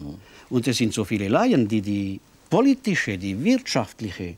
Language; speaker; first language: German; non-native, local second language; French